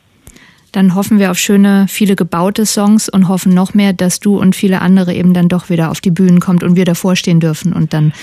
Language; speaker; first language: German; native; German